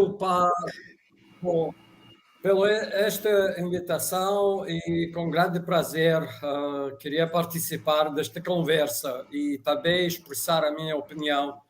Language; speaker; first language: Portuguese; non-native, fluent; Russian